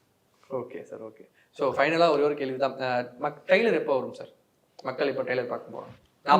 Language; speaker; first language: Tamil; native; Tamil